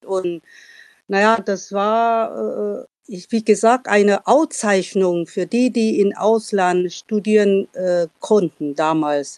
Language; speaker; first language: German; non-native, learner; Vietnamese